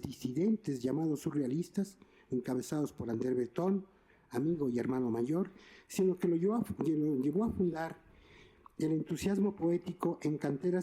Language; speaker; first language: Spanish; native; Spanish